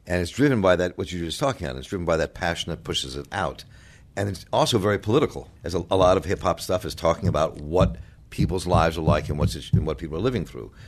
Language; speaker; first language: English; native; English